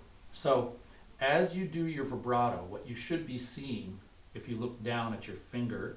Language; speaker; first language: English; native; English